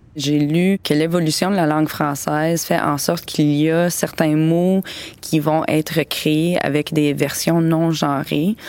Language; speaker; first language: French; native; French